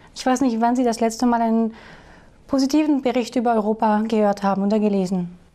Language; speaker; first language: German; non-native, fluent; French